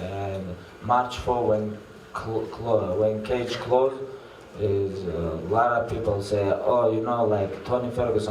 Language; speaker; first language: English; non-native, learner; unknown